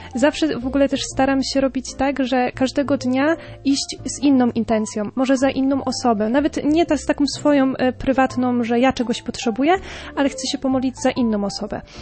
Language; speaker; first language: Polish; native; Polish